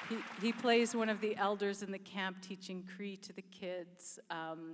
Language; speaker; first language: English; native; English